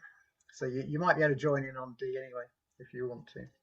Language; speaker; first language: English; native; English